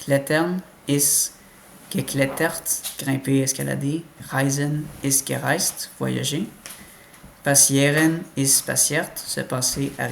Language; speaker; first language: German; non-native, learner; French